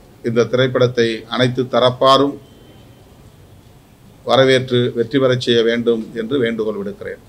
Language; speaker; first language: Tamil; native; Tamil